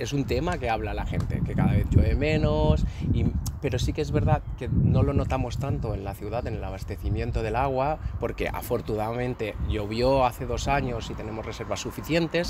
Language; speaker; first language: Spanish; native; Spanish